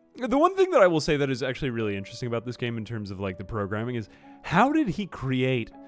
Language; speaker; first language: English; native; English